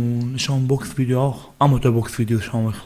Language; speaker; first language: German; non-native, learner; Baluchi